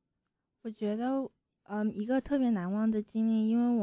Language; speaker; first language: Chinese; early bilingual, heritage; Chinese